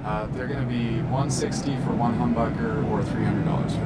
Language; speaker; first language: English; native; English